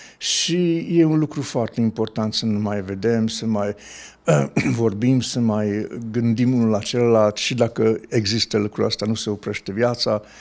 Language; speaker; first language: Romanian; non-native, local second language; Hungarian